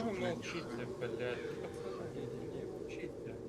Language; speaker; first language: Russian; native; Russian